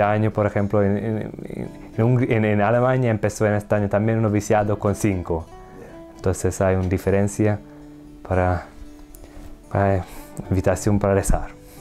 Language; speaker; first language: Spanish; non-native, learner; Hungarian